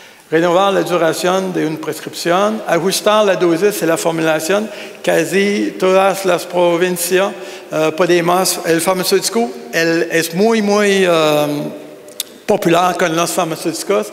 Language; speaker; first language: Spanish; non-native, learner; French